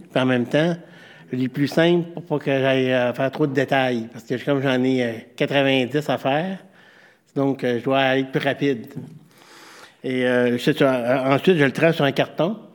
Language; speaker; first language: French; native; French